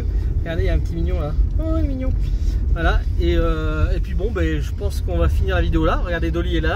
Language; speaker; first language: French; native; French